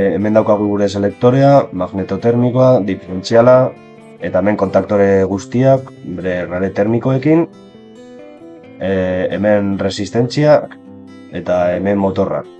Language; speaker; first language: Basque; non-native, local second language; Spanish